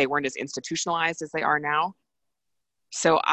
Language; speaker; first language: English; native; English